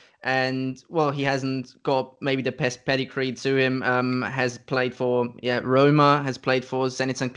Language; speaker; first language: English; non-native, fluent; German